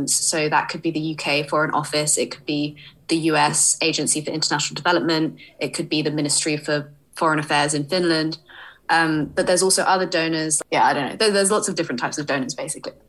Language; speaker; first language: English; early bilingual, other home language; Hindi